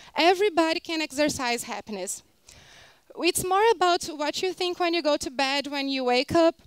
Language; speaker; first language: English; non-native, fluent; Portuguese